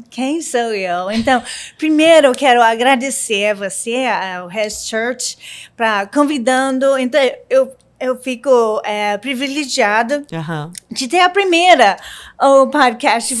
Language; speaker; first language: Portuguese; non-native, learner; English